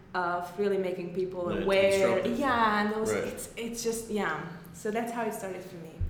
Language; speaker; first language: English; non-native, fluent; Hungarian